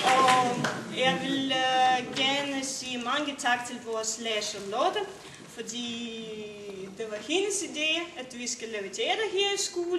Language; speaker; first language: Danish; non-native, learner; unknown